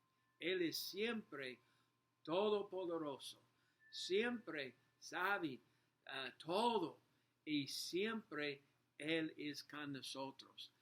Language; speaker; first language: Spanish; non-native, learner; English